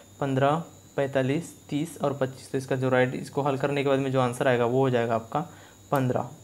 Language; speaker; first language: Hindi; native; Hindi